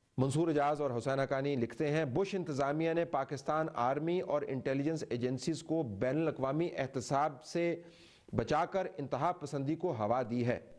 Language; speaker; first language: Urdu; native; Urdu